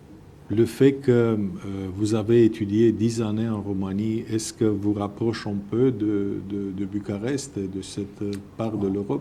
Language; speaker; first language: French; non-native, fluent; Romanian